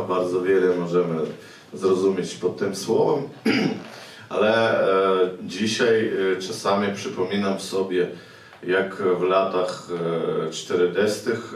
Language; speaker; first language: Polish; non-native, fluent; Ukrainian